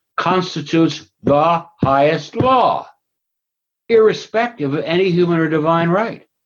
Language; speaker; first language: English; native; English